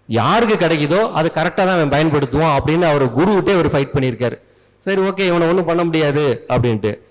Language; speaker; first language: Tamil; native; Tamil